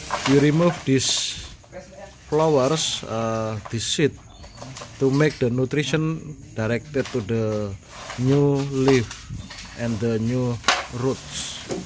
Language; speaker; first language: English; non-native, learner; Indonesian